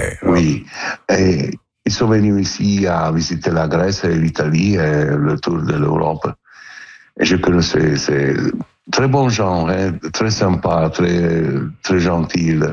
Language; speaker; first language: French; non-native, learner; Italian